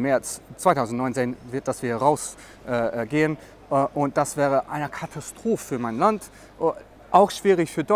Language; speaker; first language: German; non-native, learner; English